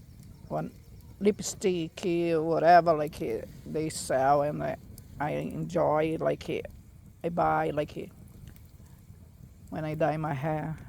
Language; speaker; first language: English; non-native, fluent; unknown